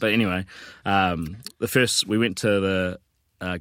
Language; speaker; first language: English; native; English